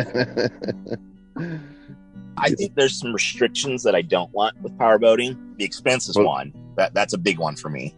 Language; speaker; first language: English; native; English